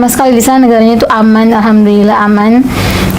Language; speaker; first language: Indonesian; native; Indonesian